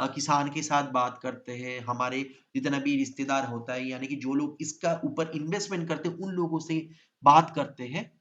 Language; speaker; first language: Hindi; non-native, local second language; Bangla